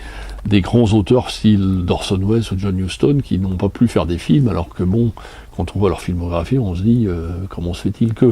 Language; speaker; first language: French; native; French